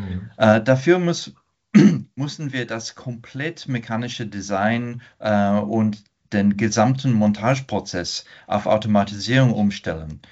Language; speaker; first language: German; non-native, fluent; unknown